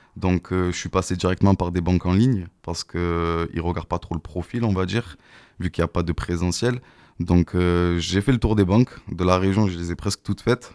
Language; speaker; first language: French; native; French